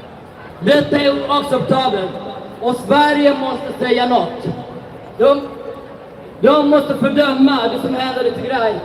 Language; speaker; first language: Swedish; early bilingual, other home language; Tigrinya